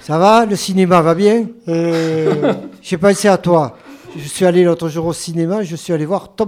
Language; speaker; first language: French; native; French